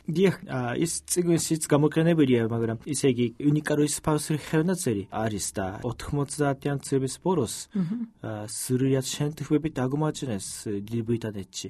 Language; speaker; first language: Georgian; non-native, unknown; Japanese